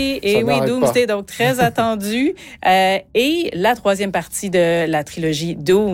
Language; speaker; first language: French; native; French